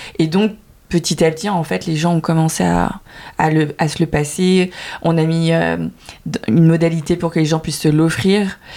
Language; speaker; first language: French; early bilingual, other home language; Vietnamese